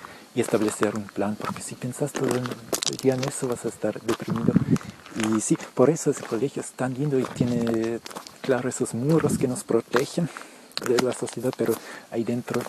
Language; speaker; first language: Spanish; early bilingual, heritage; Spanish